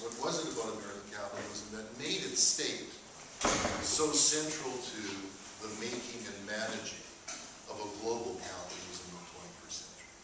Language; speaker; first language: English; native; English